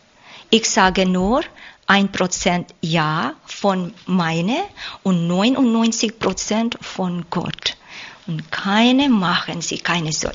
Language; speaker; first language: German; non-native, learner; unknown